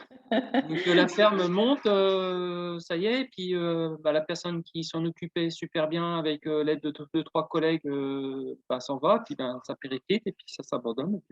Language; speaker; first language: French; native; French